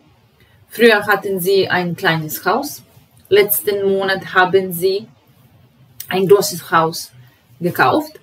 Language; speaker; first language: German; non-native, fluent; Serbian